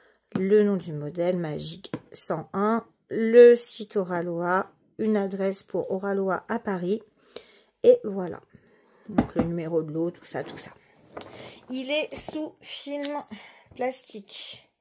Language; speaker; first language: French; native; French